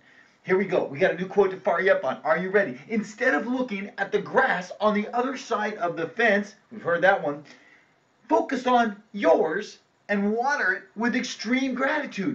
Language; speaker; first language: English; native; English